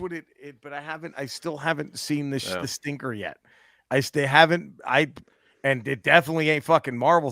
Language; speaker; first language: English; native; English